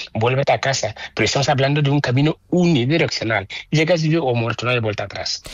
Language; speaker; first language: Spanish; non-native, fluent; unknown